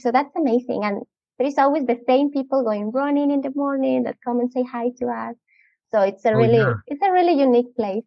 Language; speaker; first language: English; non-native, fluent; Spanish